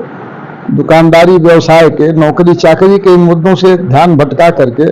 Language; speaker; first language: Hindi; native; Hindi